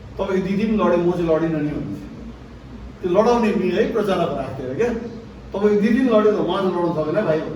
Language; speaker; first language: Nepali; native; Nepali